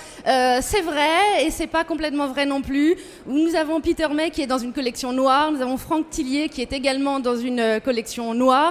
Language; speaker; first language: French; native; French